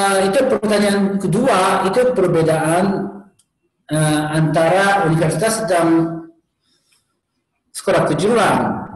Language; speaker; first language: Indonesian; non-native, learner; Japanese